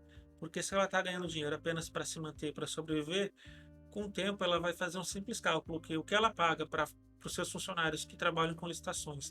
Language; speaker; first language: Portuguese; native; Portuguese